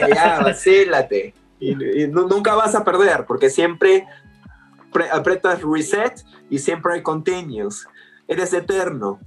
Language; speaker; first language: Spanish; early bilingual, other home language; English